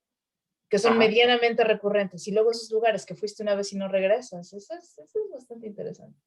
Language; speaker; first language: Spanish; native; Spanish